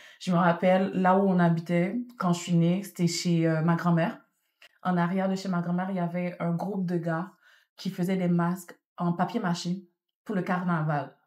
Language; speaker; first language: French; non-native, local second language; Haitian Creole